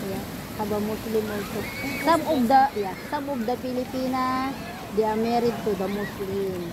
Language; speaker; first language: English; non-native, learner; Filipino